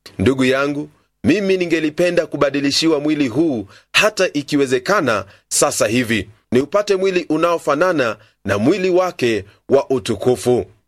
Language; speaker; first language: Swahili; non-native, local second language; Luyia